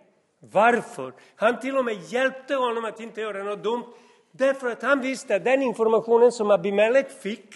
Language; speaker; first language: Swedish; non-native, fluent; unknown